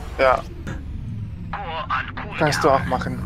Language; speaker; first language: German; non-native, learner; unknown